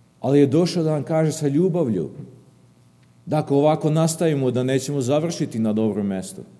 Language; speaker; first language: Serbian; early bilingual, heritage; Serbian